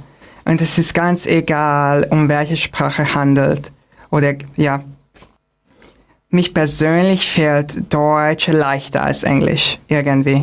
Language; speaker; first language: German; non-native, fluent; Hungarian